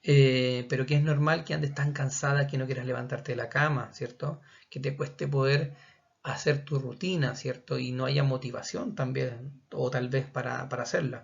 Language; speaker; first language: Spanish; native; Spanish